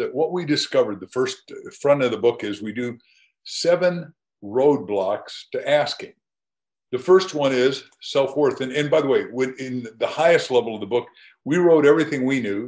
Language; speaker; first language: English; native; English